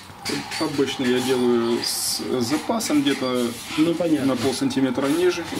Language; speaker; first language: Russian; native; Russian